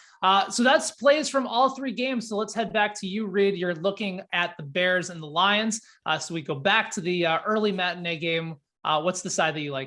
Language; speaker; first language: English; native; English